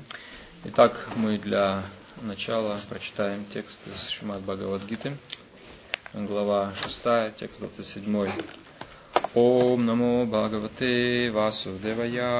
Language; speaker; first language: Russian; native; Russian